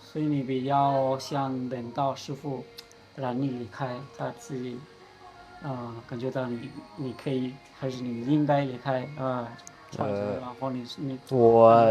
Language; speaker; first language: Chinese; non-native, learner; Spanish